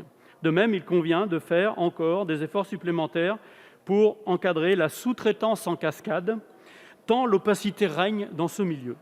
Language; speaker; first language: French; native; French